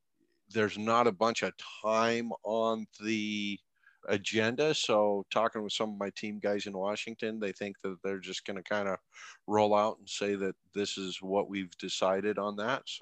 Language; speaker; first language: English; native; English